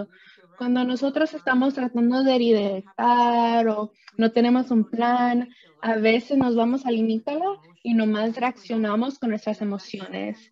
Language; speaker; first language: Spanish; early bilingual, other home language; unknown